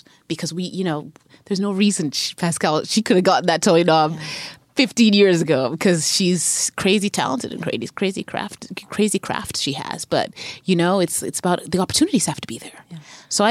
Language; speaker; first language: English; native; English